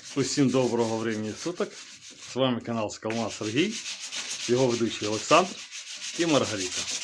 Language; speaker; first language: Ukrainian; non-native, local second language; Russian